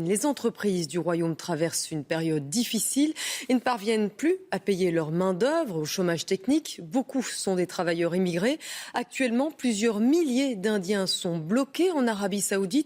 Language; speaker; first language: French; native; French